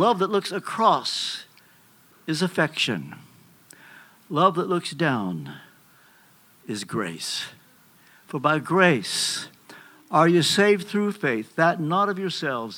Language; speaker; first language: English; native; English